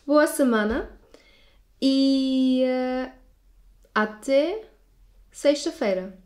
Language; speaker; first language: Portuguese; non-native, learner; German